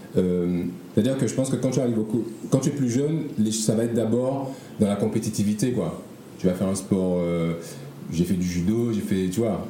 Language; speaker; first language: French; native; French